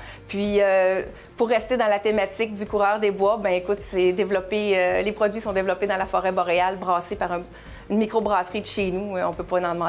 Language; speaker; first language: French; native; French